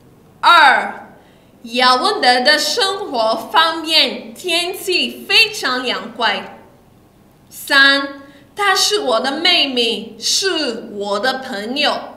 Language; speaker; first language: Chinese; non-native, fluent; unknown